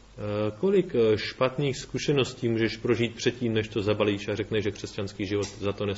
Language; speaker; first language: Czech; native; Czech